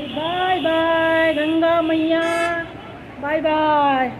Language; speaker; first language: Hindi; non-native, local second language; Bangla